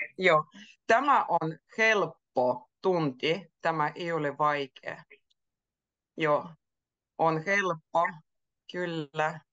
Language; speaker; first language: Finnish; native; Finnish